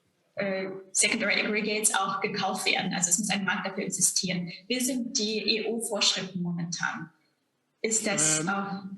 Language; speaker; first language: German; non-native, fluent; Russian